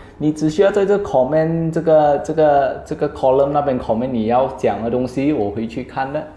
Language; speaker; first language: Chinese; native; Chinese